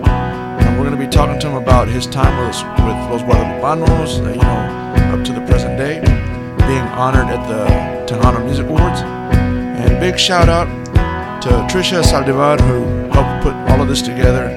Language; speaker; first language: English; early bilingual, other home language; Spanish